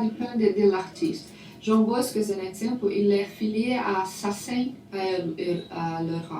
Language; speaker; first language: French; non-native, learner; Portuguese